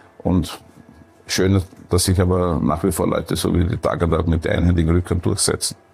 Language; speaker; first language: German; native; German